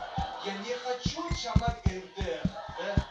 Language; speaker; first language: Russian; non-native, learner; Mongolian